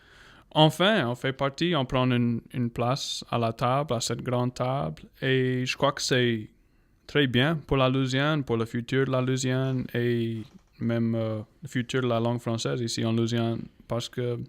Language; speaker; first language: French; non-native, local second language; English